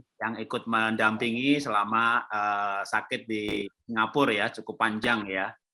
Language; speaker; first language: Indonesian; native; Indonesian